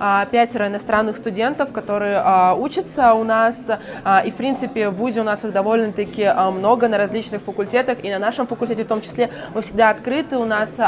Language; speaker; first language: Russian; native; Russian